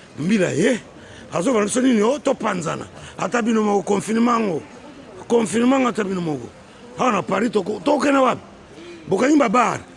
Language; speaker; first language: Lingala; native; Lingala